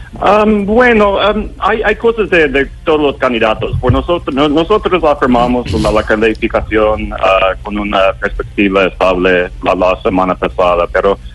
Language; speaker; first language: Spanish; non-native, learner; English